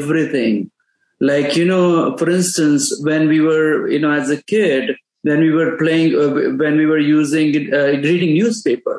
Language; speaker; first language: English; non-native, local second language; Urdu